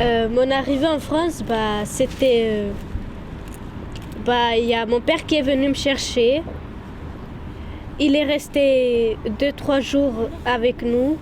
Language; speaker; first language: French; early bilingual, other home language; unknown